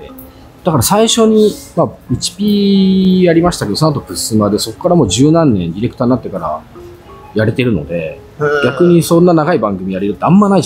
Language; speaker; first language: Japanese; native; Japanese